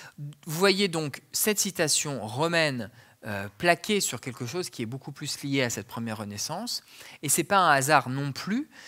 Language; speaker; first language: French; native; French